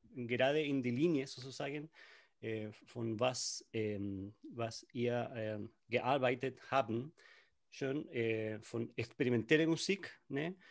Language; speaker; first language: German; non-native, learner; Spanish